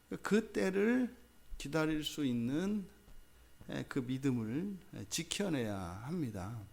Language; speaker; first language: Korean; native; Korean